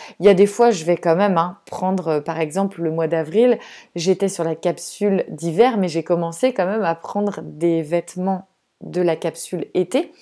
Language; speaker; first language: French; native; French